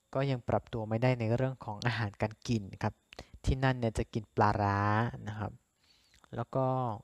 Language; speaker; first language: Thai; non-native, local second language; S'gaw Karen